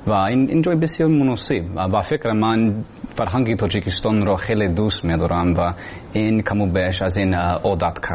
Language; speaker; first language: Persian; non-native, learner; English